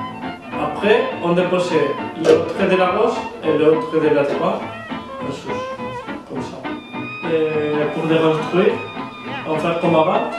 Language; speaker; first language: French; non-native, learner; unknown